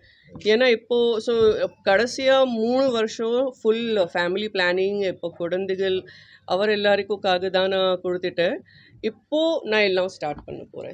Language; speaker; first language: Tamil; non-native, learner; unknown